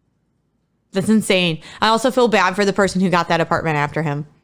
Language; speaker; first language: English; native; English